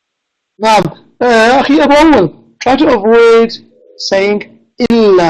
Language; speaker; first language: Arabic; non-native, fluent; English